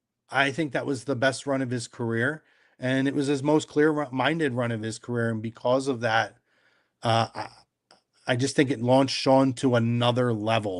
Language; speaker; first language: English; native; English